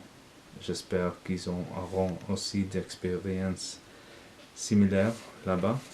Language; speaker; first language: French; non-native, learner; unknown